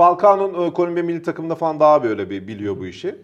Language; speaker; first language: Turkish; native; Turkish